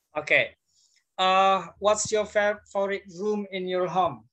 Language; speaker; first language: English; non-native, fluent; Indonesian